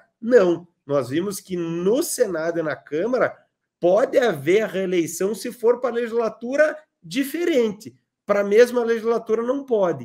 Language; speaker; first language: Portuguese; native; Portuguese